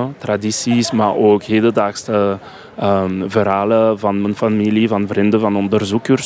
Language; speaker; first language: Dutch; non-native, local second language; French